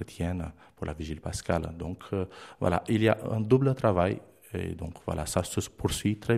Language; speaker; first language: French; non-native, fluent; Romanian